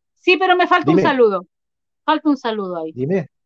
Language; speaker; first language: Spanish; native; Spanish